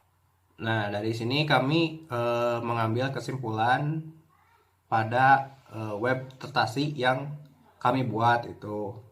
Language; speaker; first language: Indonesian; native; Indonesian